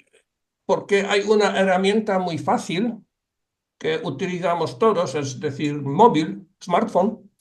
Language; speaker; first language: Spanish; non-native, fluent; Polish